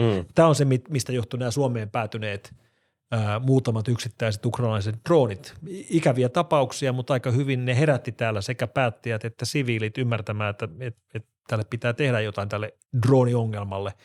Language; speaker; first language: Finnish; native; Finnish